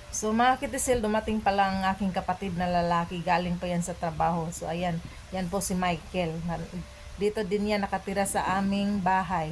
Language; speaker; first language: Filipino; non-native, local second language; Cebuano